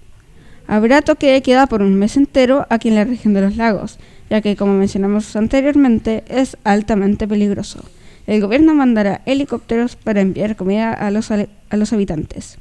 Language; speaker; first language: Spanish; native; Spanish